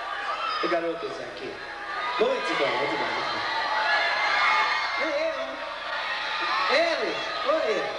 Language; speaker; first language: Portuguese; non-native, learner; English